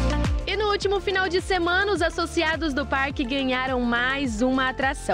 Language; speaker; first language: Portuguese; native; Portuguese